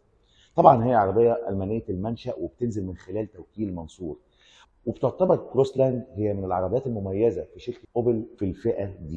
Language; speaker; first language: Arabic; native; Arabic